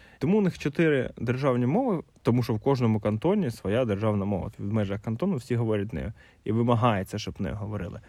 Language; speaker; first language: Ukrainian; non-native, local second language; Russian